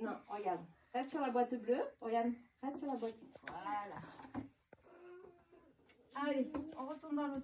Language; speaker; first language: French; native; French